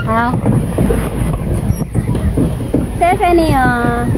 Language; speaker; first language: Chinese; non-native, learner; Filipino